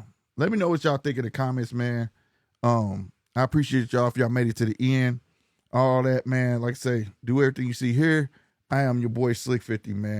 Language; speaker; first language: English; native; English